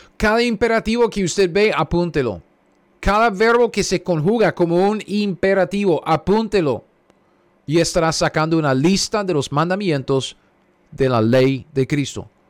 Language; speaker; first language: Spanish; non-native, fluent; English